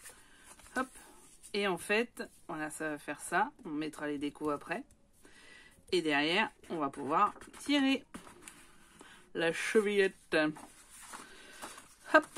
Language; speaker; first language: French; native; French